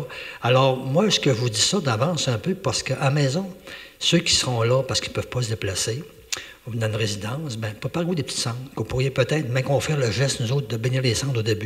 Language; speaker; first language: French; native; French